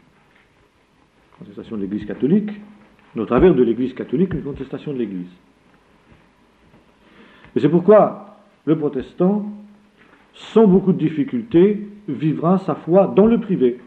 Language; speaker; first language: French; native; French